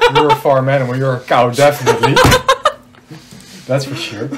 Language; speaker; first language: English; non-native, fluent; Dutch